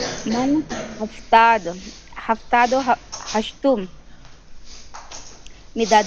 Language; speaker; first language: Persian; non-native, learner; Urdu